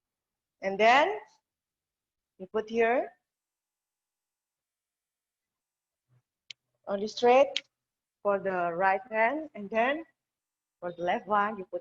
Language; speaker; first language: English; non-native, learner; Indonesian